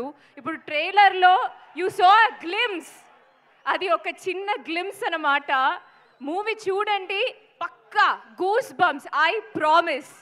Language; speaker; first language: Telugu; non-native, local second language; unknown